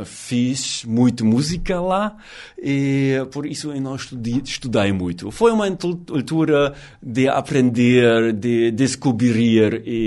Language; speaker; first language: Portuguese; non-native, learner; German